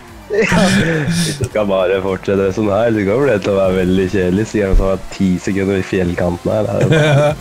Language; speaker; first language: Norwegian; native; Norwegian